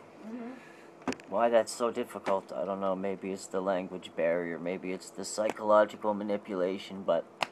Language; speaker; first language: English; native; English